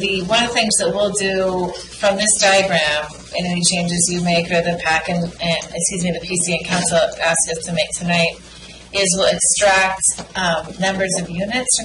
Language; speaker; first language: English; native; English